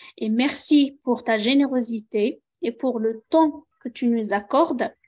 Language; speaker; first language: French; non-native, local second language; Arabic